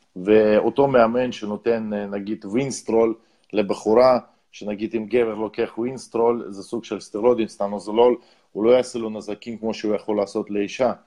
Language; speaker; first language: Hebrew; non-native, fluent; Russian